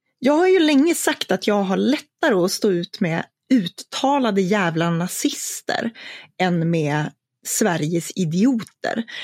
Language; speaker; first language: Swedish; native; Swedish